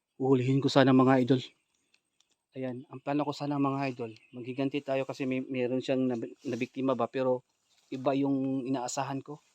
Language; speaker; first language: Filipino; non-native, local second language; Cebuano